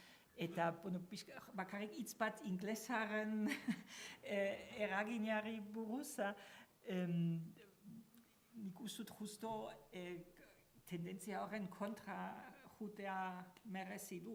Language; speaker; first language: Basque; non-native, fluent; German